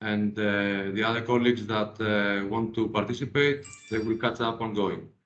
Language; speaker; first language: English; non-native, fluent; Greek